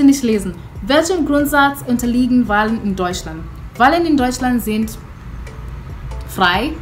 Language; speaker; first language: German; non-native, fluent; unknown